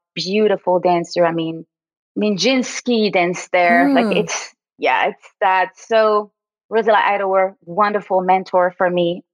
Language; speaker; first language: English; early bilingual, other home language; French